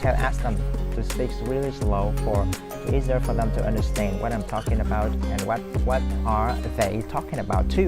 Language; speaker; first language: English; non-native, fluent; Vietnamese